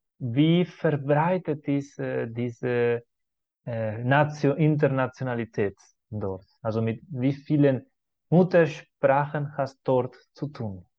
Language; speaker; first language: German; non-native, fluent; Spanish